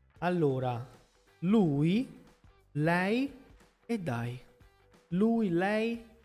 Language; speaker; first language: Italian; non-native, fluent; Portuguese